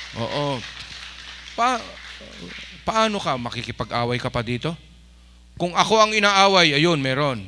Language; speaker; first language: Filipino; non-native, local second language; Iloko